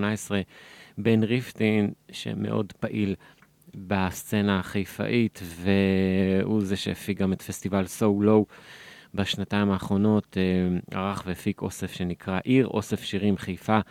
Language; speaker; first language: Hebrew; native; Hebrew